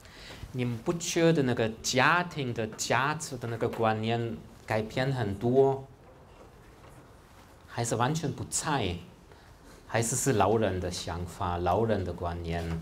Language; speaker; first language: Chinese; non-native, fluent; German